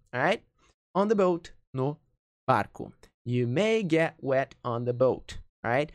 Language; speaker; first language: English; non-native, fluent; Portuguese